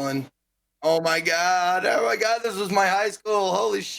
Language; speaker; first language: English; native; English